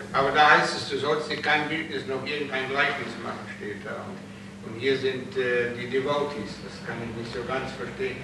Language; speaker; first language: German; native; German